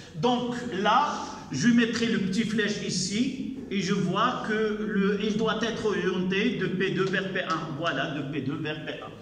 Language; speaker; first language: French; non-native, local second language; Arabic